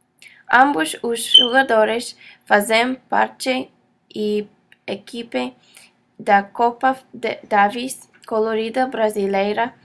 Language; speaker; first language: Portuguese; non-native, learner; English